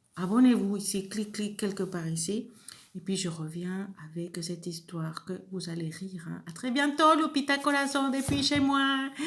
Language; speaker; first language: French; non-native, fluent; Spanish